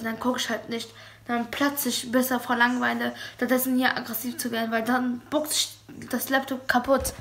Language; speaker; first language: German; early bilingual, other home language; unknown